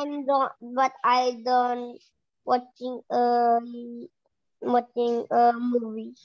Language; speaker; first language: English; non-native, local second language; Indonesian